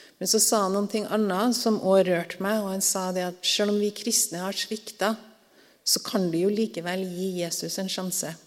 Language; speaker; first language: Norwegian; native; Norwegian